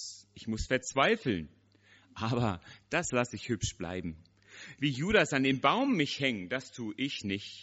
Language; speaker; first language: German; native; German